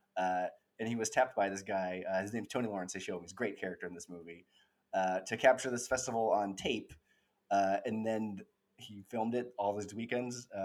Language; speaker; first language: English; native; English